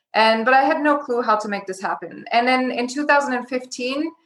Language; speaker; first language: English; non-native, fluent; German